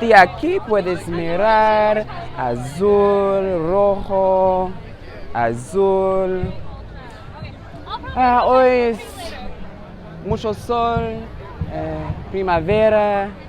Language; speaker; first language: Spanish; non-native, learner; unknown